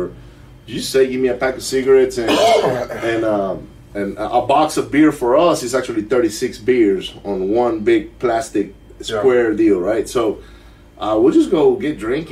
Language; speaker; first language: English; non-native, fluent; Spanish